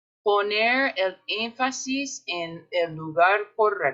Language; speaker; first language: Spanish; non-native, fluent; English